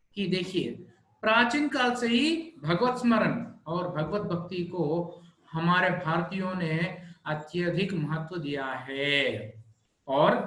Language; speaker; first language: Hindi; non-native, local second language; Telugu